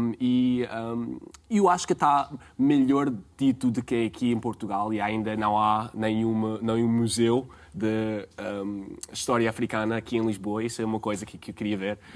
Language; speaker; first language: Portuguese; non-native, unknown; English